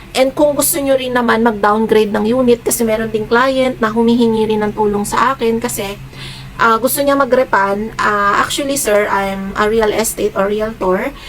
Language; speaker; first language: Filipino; native; Filipino